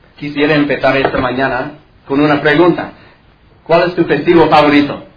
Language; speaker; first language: Spanish; non-native, fluent; English